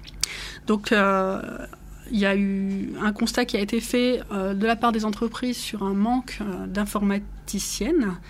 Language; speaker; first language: French; native; French